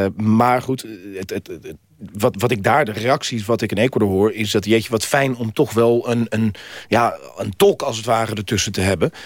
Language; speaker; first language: Dutch; non-native, fluent; Spanish